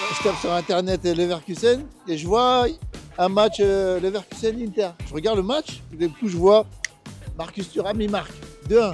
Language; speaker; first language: French; native; French